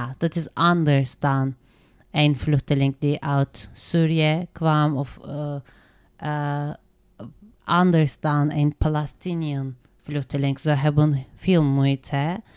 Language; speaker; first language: Dutch; non-native, learner; Turkish